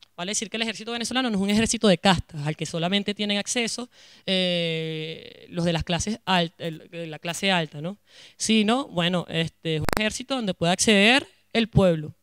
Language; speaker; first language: Spanish; native; Spanish